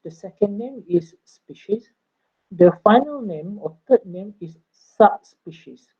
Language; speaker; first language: English; non-native, local second language; Malay